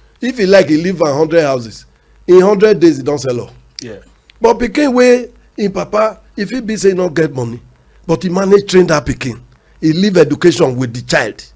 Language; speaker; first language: Nigerian Pidgin; non-native, local second language; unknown